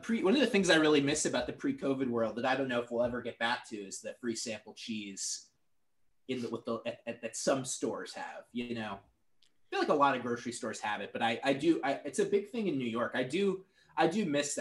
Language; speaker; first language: English; native; English